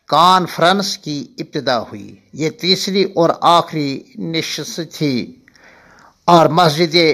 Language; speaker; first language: Urdu; non-native, local second language; Kashmiri